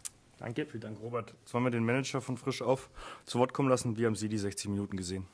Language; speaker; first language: German; native; German